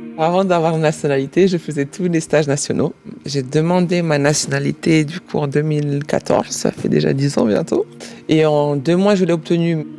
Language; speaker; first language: French; early bilingual, other home language; Croatian